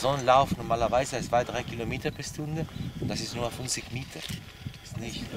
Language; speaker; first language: German; non-native, learner; Spanish